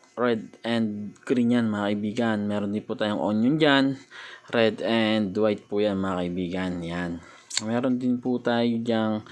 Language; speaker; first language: Filipino; non-native, local second language; Iloko